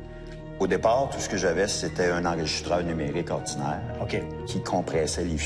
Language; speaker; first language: French; native; French